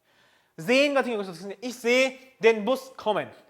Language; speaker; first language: German; non-native, fluent; Korean